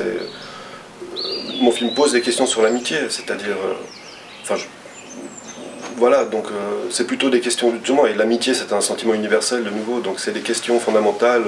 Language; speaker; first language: French; native; French